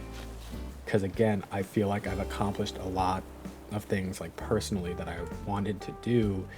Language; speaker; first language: English; native; English